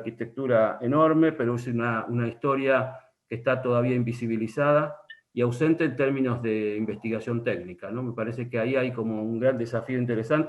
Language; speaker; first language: Spanish; native; Spanish